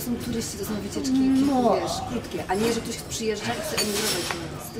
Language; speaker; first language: Polish; native; Polish